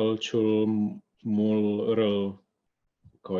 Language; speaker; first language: Korean; non-native, learner; English